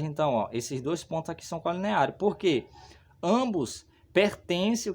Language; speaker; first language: Portuguese; native; Portuguese